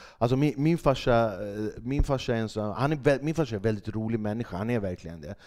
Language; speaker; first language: Swedish; early bilingual, other home language; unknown